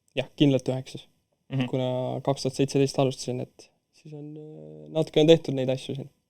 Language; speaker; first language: Estonian; non-native, local second language; Russian